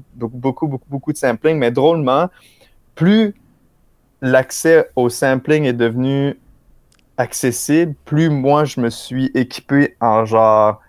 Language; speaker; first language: French; native; French